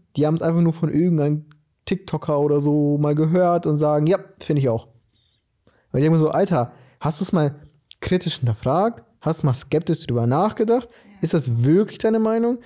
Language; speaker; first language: German; early bilingual, other home language; Portuguese